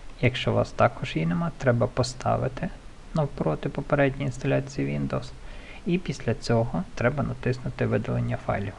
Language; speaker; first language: Ukrainian; native; Ukrainian